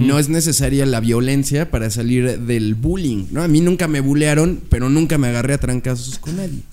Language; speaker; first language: Spanish; native; Spanish